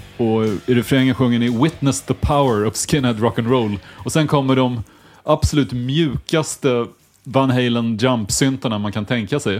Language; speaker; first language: Swedish; native; Swedish